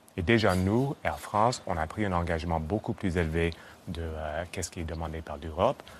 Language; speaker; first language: French; non-native, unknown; English